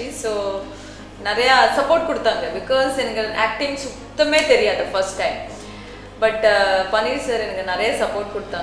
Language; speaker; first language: Tamil; non-native, learner; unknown